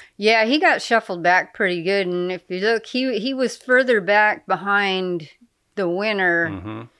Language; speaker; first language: English; native; English